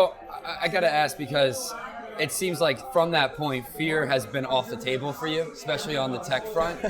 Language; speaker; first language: English; native; English